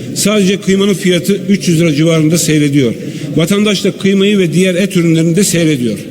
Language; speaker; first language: Turkish; native; Turkish